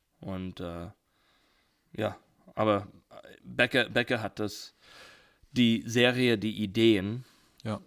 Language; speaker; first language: German; non-native, learner; English